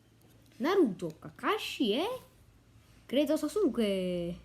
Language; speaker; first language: Italian; native; Italian